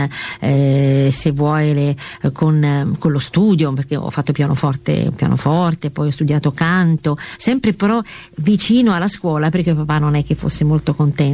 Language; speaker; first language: Italian; native; Italian